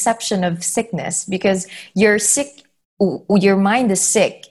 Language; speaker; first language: English; non-native, local second language; Filipino